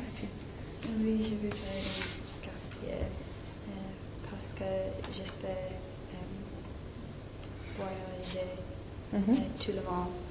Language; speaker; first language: French; non-native, learner; English